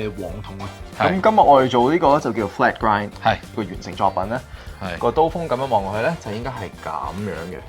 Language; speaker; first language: Cantonese; early bilingual, heritage; Cantonese